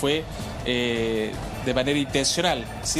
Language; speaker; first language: Spanish; native; Spanish